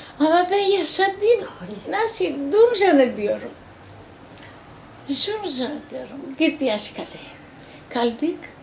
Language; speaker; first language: Turkish; non-native, local second language; Greek